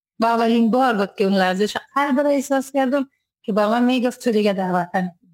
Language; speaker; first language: Persian; native; Persian